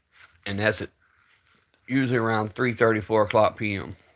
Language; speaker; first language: English; native; English